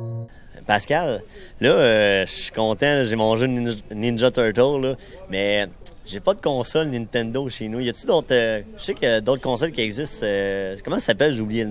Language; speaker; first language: French; native; French